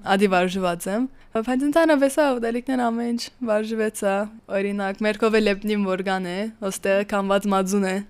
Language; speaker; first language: Armenian; early bilingual, heritage; Armenian